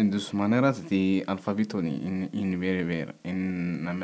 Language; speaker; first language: Spanish; non-native, learner; Berber languages